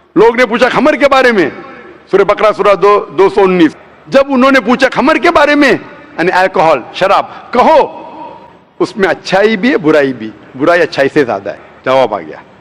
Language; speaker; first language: Hindi; non-native, local second language; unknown